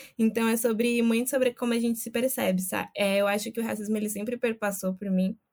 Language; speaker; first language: Portuguese; native; Portuguese